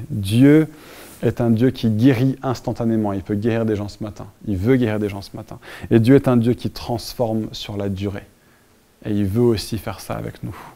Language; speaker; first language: French; native; French